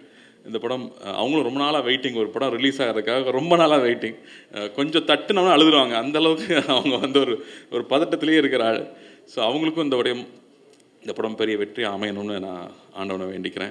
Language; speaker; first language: Tamil; native; Tamil